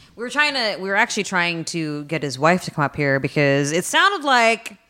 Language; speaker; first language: English; early bilingual, other home language; Filipino